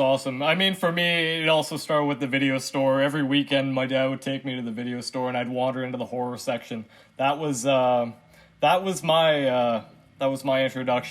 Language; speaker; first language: English; native; English